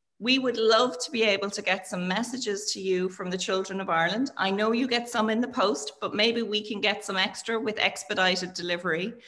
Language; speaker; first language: English; native; English